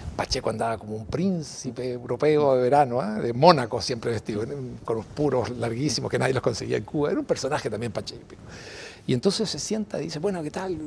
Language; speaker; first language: Spanish; native; Spanish